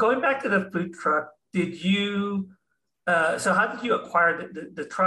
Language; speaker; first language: English; non-native, local second language; Filipino